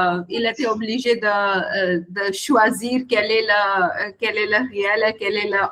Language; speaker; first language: French; non-native, learner; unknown